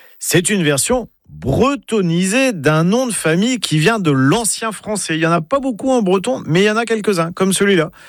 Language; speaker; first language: French; native; French